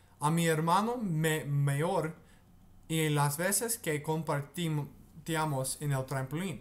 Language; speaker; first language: Spanish; non-native, learner; English